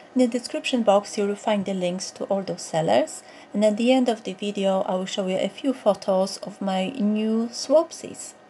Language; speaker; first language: English; non-native, fluent; Polish